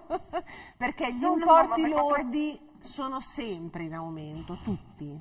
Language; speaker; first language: Italian; native; Italian